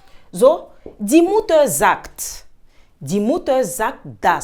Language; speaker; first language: German; non-native, fluent; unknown